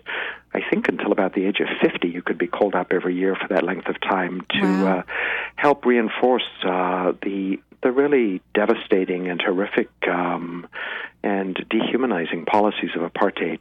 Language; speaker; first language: English; native; English